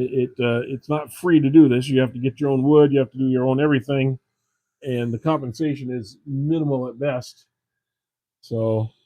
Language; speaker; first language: English; native; English